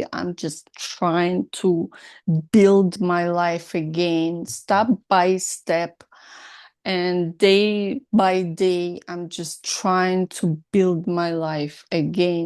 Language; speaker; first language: English; non-native, learner; Russian